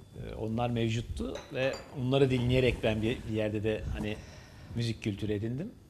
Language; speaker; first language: Turkish; native; Turkish